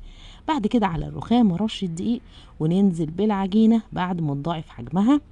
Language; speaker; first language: Arabic; native; Arabic